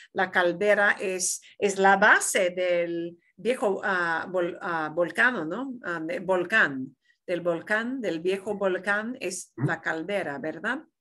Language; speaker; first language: Spanish; non-native, fluent; English